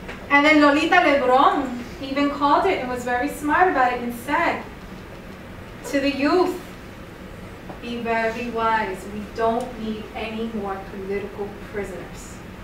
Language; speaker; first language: English; early bilingual, other home language; Spanish